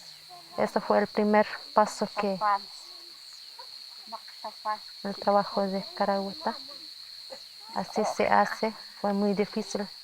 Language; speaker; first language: Spanish; non-native, local second language; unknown